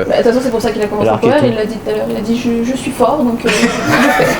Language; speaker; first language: French; native; French